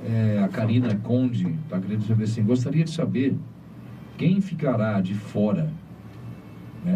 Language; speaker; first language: Portuguese; native; Portuguese